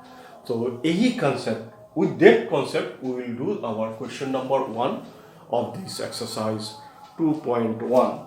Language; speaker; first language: English; non-native, local second language; Bangla